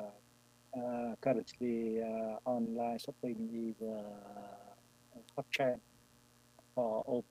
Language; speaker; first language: English; non-native, learner; Vietnamese